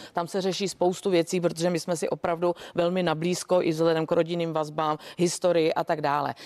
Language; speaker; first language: Czech; native; Czech